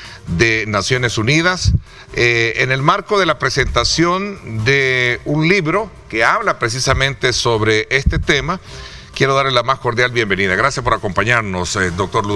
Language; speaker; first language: Spanish; native; Spanish